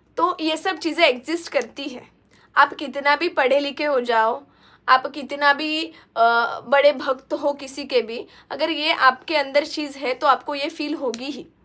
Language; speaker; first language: Hindi; non-native, local second language; Marathi